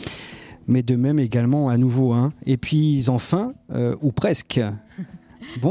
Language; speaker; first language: French; native; French